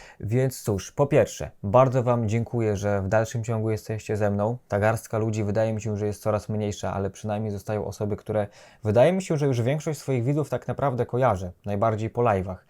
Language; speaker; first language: Polish; native; Polish